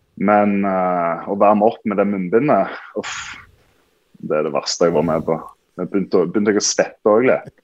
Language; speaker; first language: Norwegian; native; Norwegian